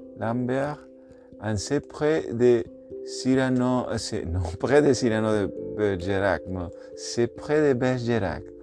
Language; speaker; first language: French; non-native, learner; Spanish